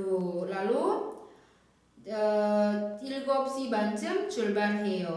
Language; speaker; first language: Korean; non-native, fluent; Indonesian